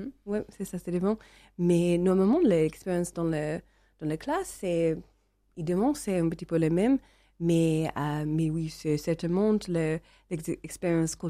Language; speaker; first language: French; non-native, learner; English